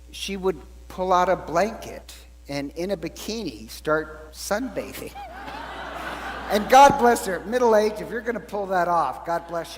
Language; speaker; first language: English; native; English